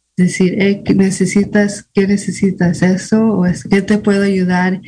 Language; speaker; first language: Spanish; early bilingual, heritage; Spanish